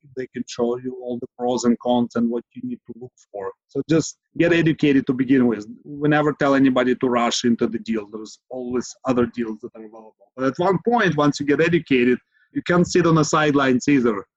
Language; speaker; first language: English; non-native, fluent; Ukrainian